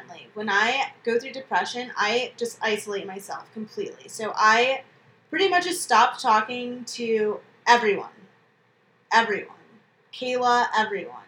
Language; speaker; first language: English; native; English